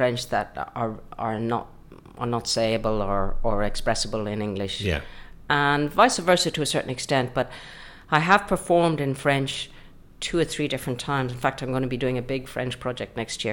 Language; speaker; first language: English; native; English